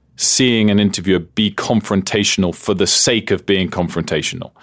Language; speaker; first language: English; native; English